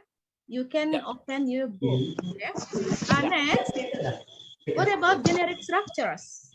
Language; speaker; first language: English; non-native, learner; Indonesian